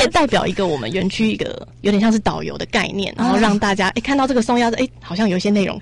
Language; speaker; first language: Chinese; native; Chinese